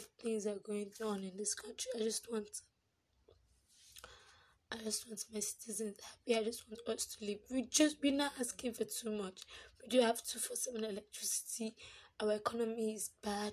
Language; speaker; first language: English; non-native, local second language; Yoruba